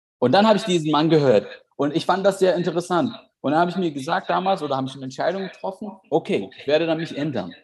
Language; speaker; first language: German; non-native, fluent; Arabic